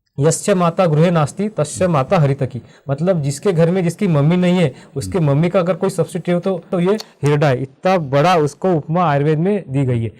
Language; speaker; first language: Hindi; non-native, local second language; Marathi